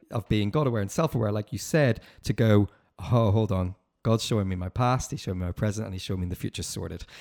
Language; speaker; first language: English; native; English